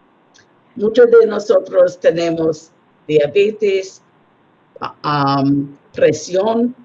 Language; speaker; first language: Spanish; non-native, learner; English